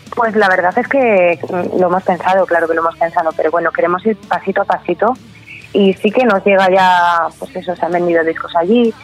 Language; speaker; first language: Spanish; native; Spanish